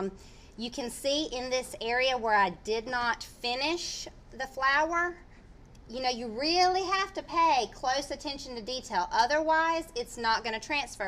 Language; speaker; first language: English; native; English